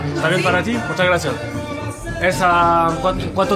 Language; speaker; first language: Spanish; non-native, learner; French